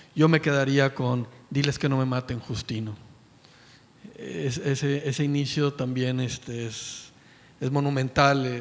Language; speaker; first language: Spanish; native; Spanish